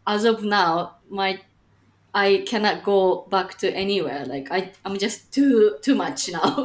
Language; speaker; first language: English; non-native, fluent; Japanese